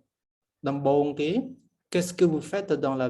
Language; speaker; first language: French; non-native, fluent; Khmer